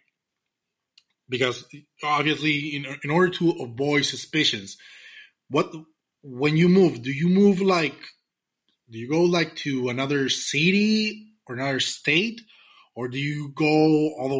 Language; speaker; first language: English; non-native, fluent; Spanish